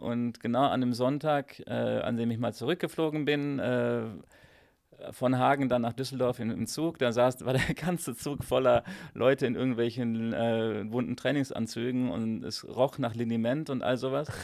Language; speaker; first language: German; non-native, fluent; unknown